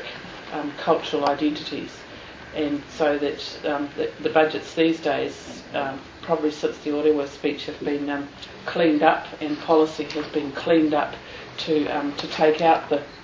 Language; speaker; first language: English; native; English